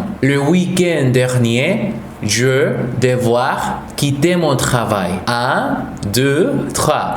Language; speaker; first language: French; non-native, fluent; Spanish